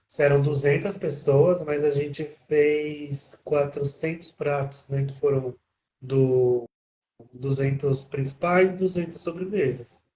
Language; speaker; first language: Portuguese; native; Portuguese